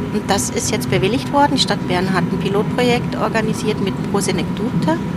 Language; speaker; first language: German; early bilingual, other home language; Turoyo